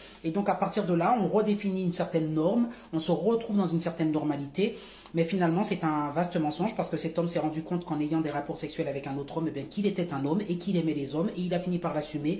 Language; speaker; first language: French; native; French